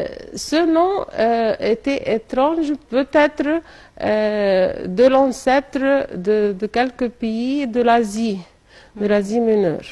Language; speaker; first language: French; non-native, fluent; Arabic